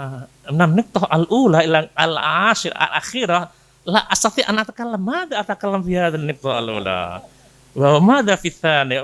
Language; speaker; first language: Arabic; non-native, fluent; Indonesian